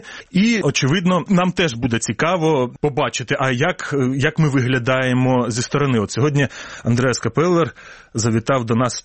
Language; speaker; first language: Ukrainian; native; Ukrainian